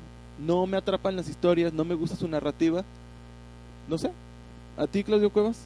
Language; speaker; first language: Spanish; native; Spanish